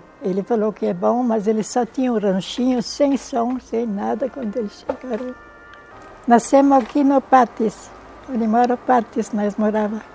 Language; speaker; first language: Portuguese; non-native, local second language; German